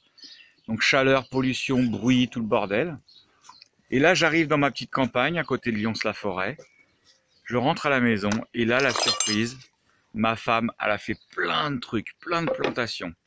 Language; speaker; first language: French; native; French